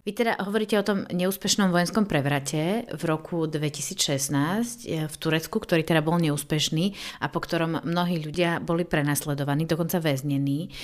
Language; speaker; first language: Slovak; native; Slovak